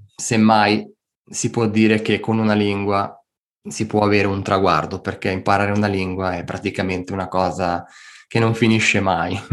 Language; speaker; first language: Italian; native; Italian